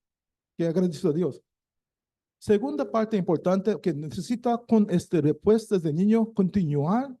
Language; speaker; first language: Spanish; non-native, learner; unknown